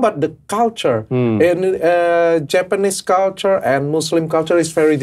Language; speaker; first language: English; non-native, learner; Indonesian